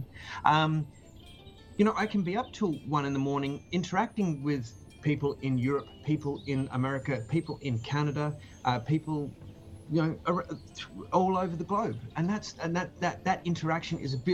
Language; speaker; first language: English; native; English